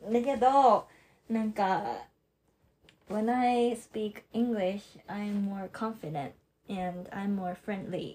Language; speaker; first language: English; non-native, fluent; Japanese